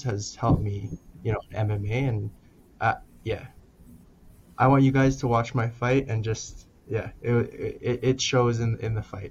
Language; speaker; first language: English; native; English